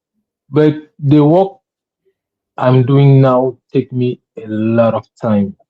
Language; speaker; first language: English; non-native, learner; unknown